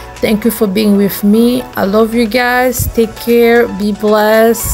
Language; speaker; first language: English; non-native, fluent; Lingala